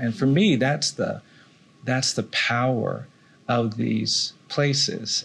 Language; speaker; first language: English; native; English